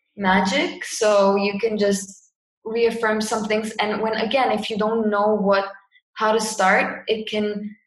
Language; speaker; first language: English; non-native, fluent; Greek